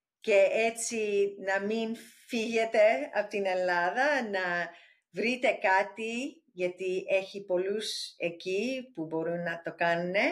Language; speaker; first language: Greek; early bilingual, heritage; English